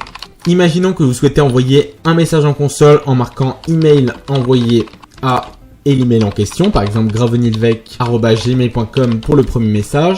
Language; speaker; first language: French; native; French